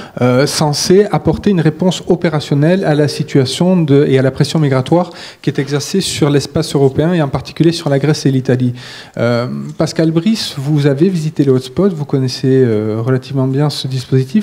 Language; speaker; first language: French; native; French